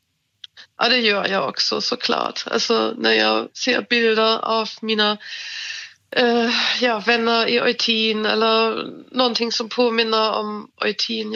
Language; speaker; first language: Swedish; non-native, fluent; German